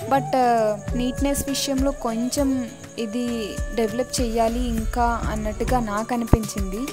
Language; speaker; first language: Telugu; non-native, local second language; Lambadi